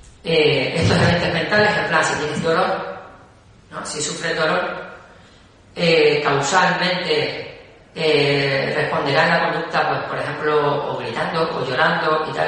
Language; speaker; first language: Spanish; native; Spanish